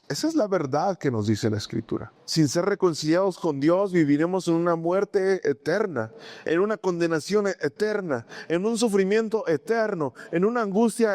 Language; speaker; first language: Spanish; native; Spanish